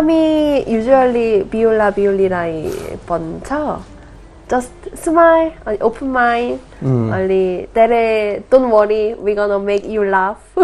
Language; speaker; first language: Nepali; non-native, learner; Korean